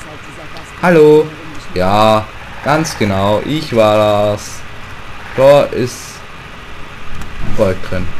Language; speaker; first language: German; native; German